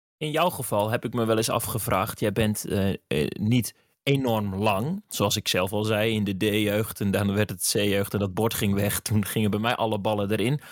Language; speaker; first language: Dutch; native; Dutch